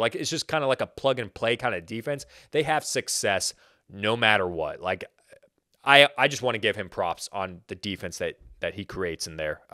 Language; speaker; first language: English; native; English